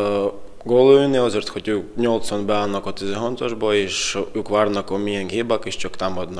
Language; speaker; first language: Hungarian; non-native, fluent; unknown